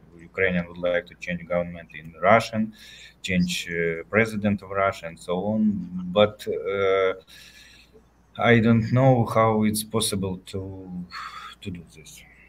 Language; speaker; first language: English; non-native, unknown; Ukrainian